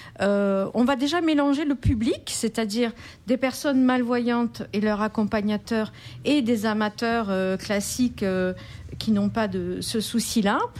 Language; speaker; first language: French; native; French